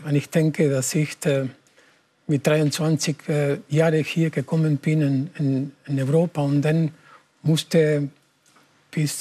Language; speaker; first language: German; non-native, learner; Spanish